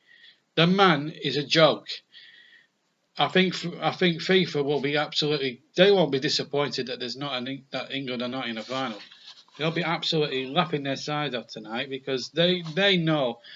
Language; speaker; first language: English; native; English